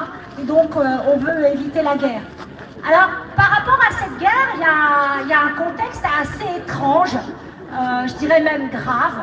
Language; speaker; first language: French; native; French